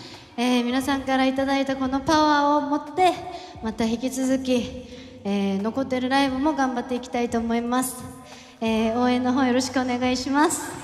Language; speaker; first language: Japanese; non-native, fluent; Korean